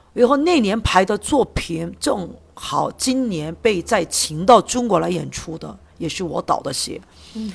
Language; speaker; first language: Chinese; non-native, fluent; Korean